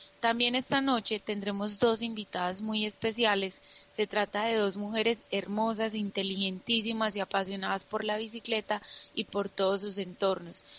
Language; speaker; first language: Spanish; native; Spanish